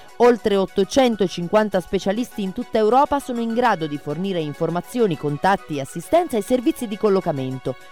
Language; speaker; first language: Italian; native; Italian